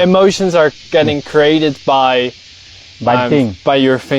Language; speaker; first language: English; non-native, fluent; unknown